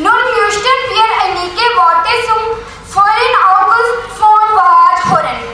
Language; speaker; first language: German; non-native, learner; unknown